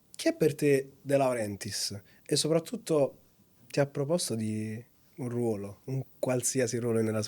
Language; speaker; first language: Italian; native; Italian